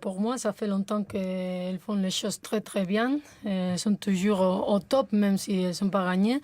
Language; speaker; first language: French; non-native, fluent; Spanish